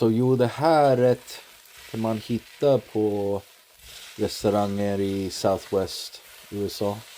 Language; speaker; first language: Swedish; non-native, learner; English